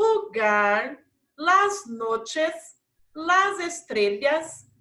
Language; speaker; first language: Spanish; non-native, fluent; Portuguese